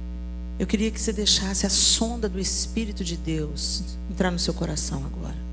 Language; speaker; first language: Portuguese; native; Portuguese